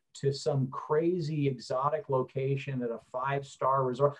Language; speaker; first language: English; native; English